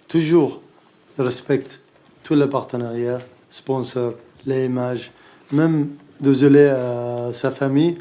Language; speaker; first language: French; non-native, learner; Arabic